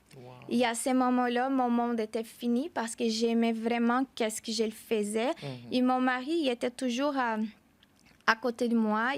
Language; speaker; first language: French; non-native, fluent; Portuguese